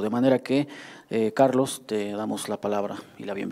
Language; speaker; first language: Spanish; native; Spanish